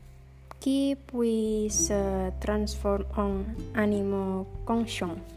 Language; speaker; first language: French; non-native, learner; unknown